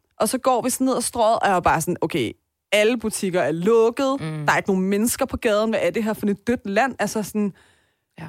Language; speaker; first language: Danish; native; Danish